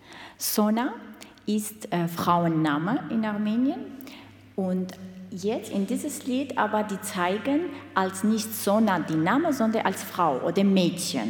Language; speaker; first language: German; non-native, learner; Armenian